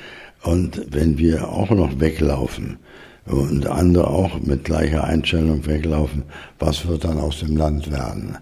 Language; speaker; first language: German; native; German